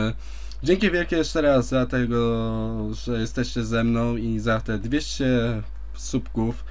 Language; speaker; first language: Polish; native; Polish